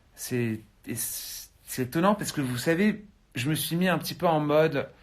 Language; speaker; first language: French; non-native, fluent; English